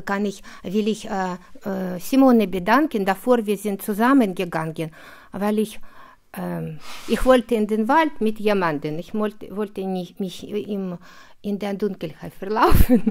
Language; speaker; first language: German; non-native, fluent; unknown